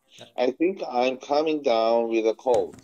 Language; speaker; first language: English; non-native, learner; Korean